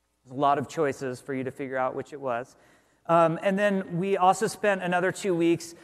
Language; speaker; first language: English; native; English